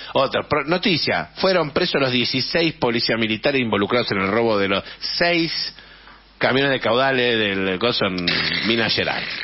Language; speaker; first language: Spanish; native; Spanish